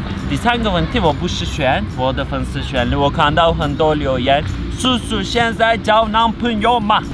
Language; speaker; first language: Chinese; non-native, fluent; Turkish